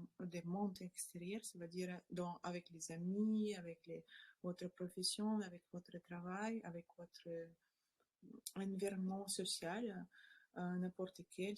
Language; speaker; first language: French; non-native, learner; Russian